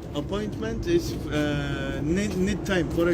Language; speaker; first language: English; non-native, learner; Turkish